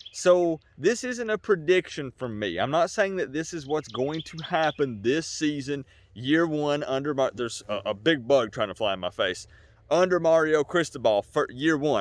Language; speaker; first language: English; native; English